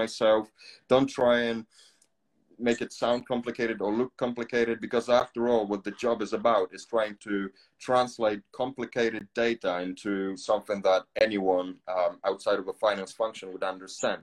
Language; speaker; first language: English; non-native, fluent; Polish